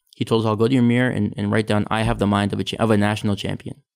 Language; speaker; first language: English; native; English